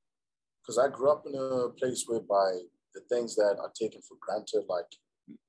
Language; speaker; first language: English; non-native, local second language; Shona